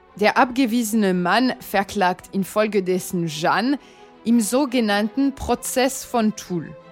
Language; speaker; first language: German; non-native, fluent; French